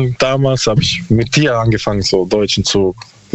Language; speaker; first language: German; non-native, learner; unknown